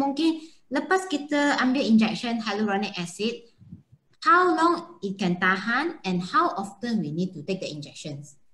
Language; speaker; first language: English; non-native, local second language; Chinese